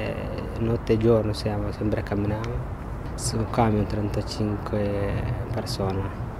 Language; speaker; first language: Italian; non-native, learner; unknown